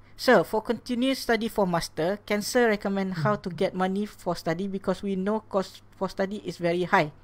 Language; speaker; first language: English; non-native, local second language; Malay